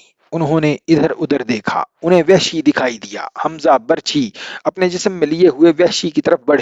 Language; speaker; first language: Urdu; native; Urdu